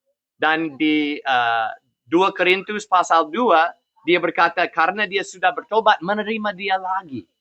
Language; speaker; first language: Indonesian; non-native, fluent; English